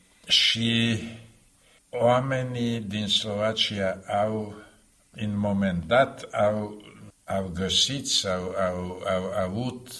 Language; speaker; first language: Romanian; non-native, fluent; Slovak